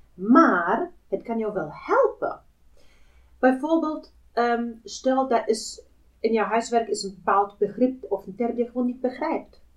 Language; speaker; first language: Dutch; non-native, fluent; German